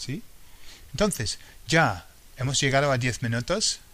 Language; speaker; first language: Spanish; non-native, fluent; English